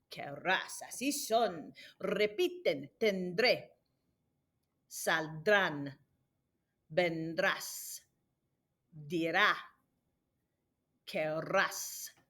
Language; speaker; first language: Spanish; non-native, fluent; English